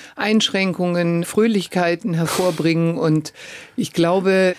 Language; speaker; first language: German; native; German